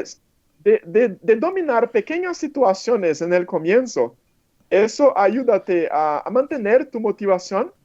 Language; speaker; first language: Spanish; non-native, fluent; Portuguese